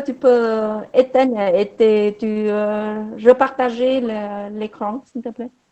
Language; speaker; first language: French; non-native, learner; Vietnamese